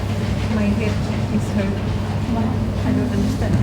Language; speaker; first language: English; non-native, learner; Malay